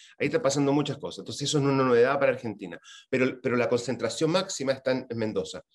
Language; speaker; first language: Spanish; native; Spanish